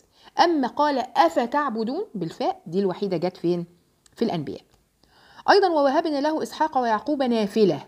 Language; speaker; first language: Arabic; native; Arabic